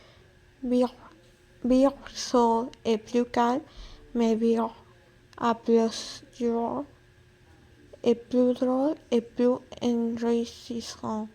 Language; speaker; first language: French; non-native, learner; Spanish